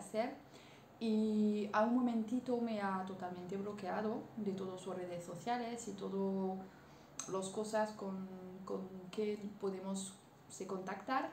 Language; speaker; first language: Spanish; non-native, learner; French